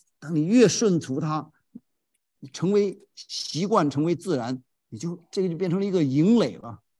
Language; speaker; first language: Chinese; native; Chinese